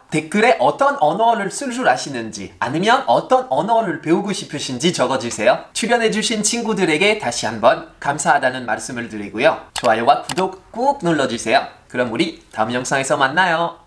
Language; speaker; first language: Korean; non-native, fluent; French